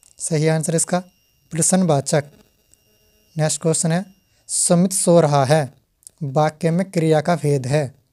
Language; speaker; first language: Hindi; native; Hindi